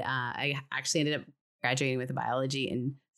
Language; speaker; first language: English; native; English